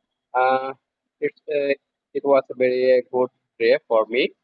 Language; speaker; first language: English; non-native, learner; Bangla